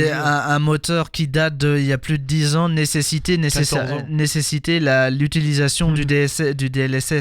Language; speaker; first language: French; native; French